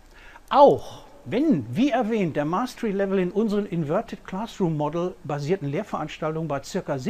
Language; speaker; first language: German; native; German